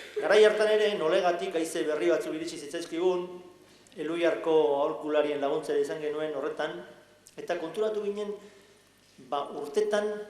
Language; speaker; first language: Basque; native; Basque